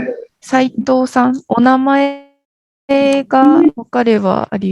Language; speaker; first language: Japanese; native; Japanese